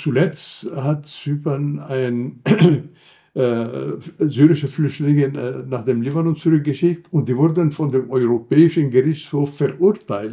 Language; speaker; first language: German; non-native, fluent; Arabic